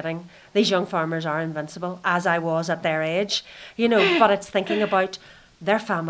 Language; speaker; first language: English; native; English